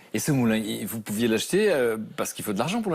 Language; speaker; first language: French; native; French